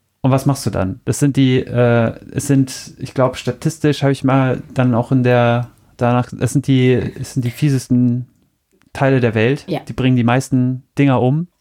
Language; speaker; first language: German; native; German